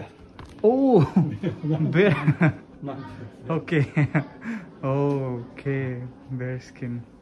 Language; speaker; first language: Japanese; non-native, learner; Telugu